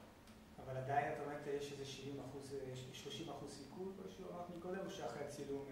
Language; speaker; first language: Hebrew; native; Hebrew